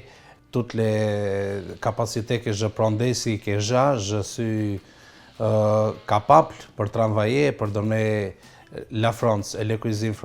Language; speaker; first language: French; non-native, learner; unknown